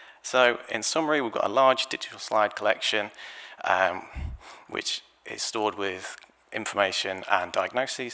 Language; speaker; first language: English; native; English